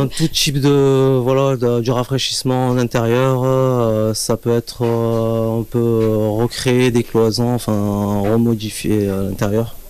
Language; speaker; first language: French; native; French